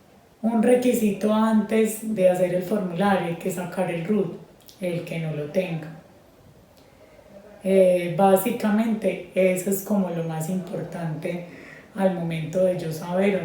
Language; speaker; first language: Spanish; native; Spanish